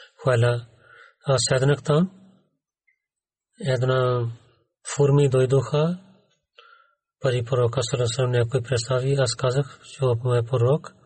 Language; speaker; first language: Bulgarian; non-native, learner; Urdu